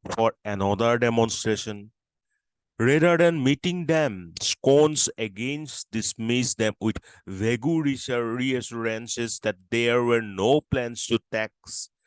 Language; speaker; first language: English; non-native, local second language; Assamese